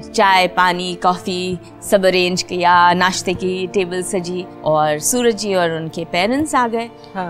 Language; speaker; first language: Hindi; non-native, local second language; Marathi